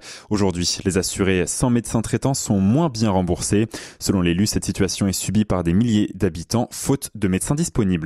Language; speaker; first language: French; native; French